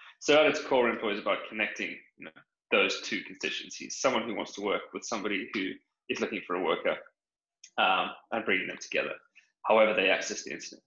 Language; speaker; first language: English; native; English